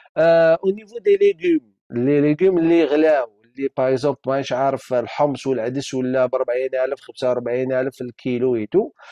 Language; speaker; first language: French; non-native, local second language; Arabic